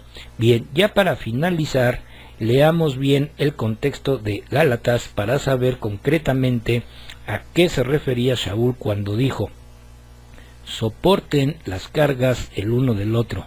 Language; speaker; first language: Spanish; native; Spanish